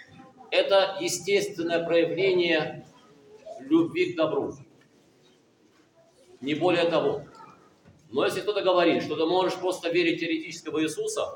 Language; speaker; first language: Russian; native; Russian